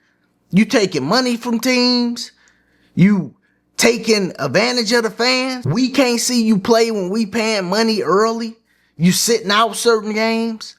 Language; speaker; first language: English; native; English